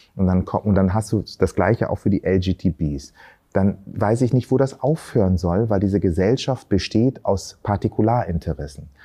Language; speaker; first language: German; early bilingual, other home language; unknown